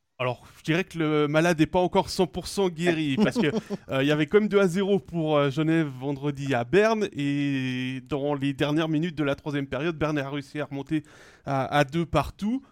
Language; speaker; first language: French; native; French